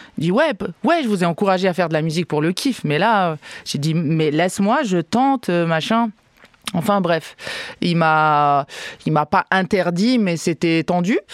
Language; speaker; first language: French; non-native, local second language; Arabic